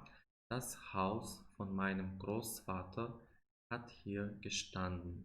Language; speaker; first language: German; non-native, fluent; Macedonian